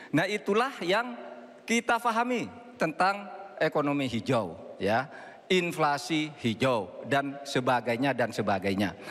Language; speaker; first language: Indonesian; native; Indonesian